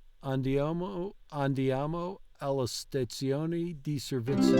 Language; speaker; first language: Italian; non-native, learner; English